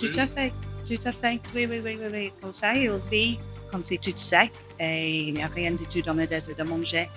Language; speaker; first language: French; non-native, learner; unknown